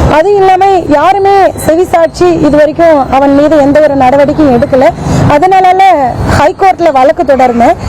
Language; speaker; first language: Tamil; native; Tamil